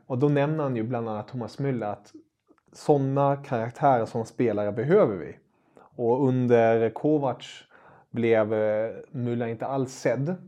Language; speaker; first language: Swedish; non-native, fluent; German